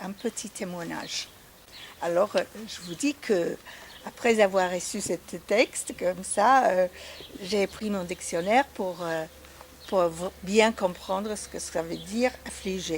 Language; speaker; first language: French; non-native, fluent; English